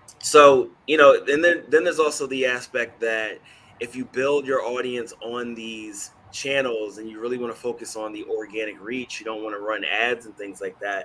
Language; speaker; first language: English; native; English